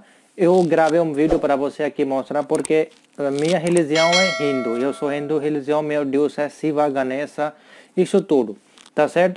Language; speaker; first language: Portuguese; non-native, learner; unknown